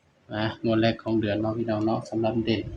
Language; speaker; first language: Thai; non-native, local second language; Lao